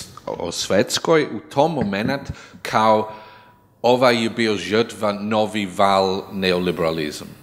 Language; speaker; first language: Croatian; non-native, learner; English